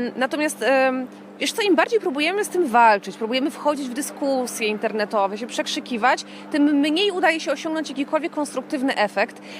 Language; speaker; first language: Polish; native; Polish